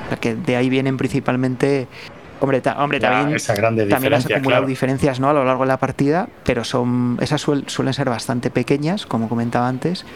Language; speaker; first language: Spanish; native; Spanish